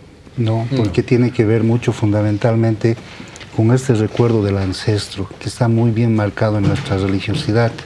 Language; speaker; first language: Spanish; native; Spanish